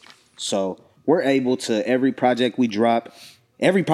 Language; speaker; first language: English; native; English